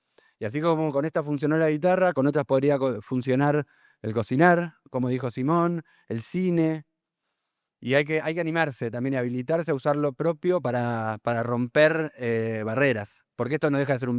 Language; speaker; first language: Spanish; native; Spanish